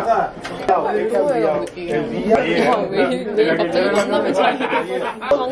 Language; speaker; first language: Korean; native; Korean